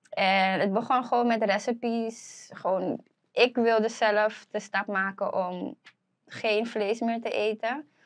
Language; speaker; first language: Dutch; native; Dutch